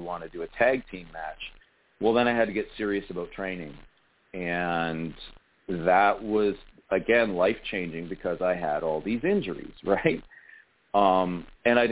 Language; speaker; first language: English; native; English